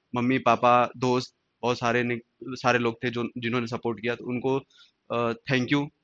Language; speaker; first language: Hindi; native; Hindi